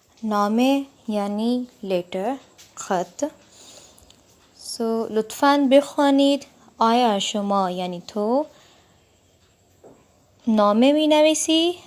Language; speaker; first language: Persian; non-native, fluent; Urdu